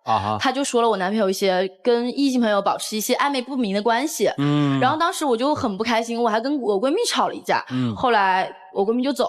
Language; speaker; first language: Chinese; native; Chinese